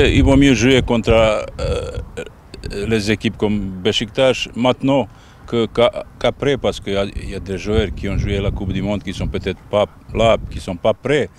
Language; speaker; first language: French; non-native, fluent; Bosnian